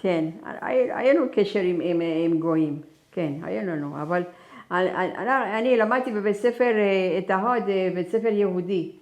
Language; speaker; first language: Hebrew; non-native, fluent; Persian